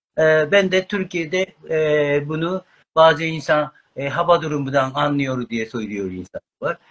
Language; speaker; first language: Turkish; non-native, learner; Japanese